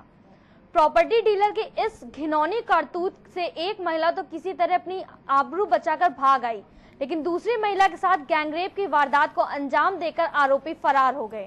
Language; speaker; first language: Hindi; native; Hindi